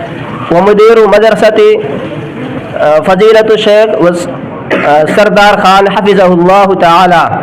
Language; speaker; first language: Arabic; non-native, learner; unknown